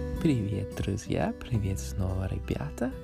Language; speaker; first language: Russian; non-native, learner; English